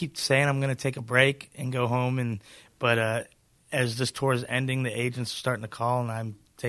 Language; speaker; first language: English; native; English